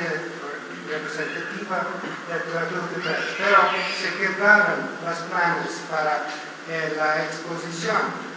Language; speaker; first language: Spanish; non-native, learner; English